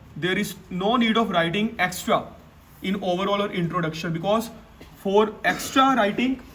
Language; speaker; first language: English; non-native, local second language; Punjabi